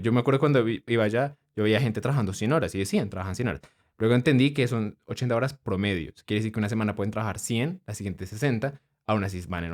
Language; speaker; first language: Spanish; native; Spanish